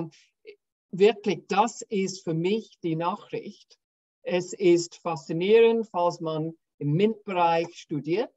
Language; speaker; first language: German; non-native, fluent; English